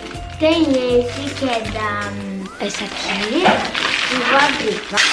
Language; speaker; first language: Portuguese; early bilingual, heritage; Portuguese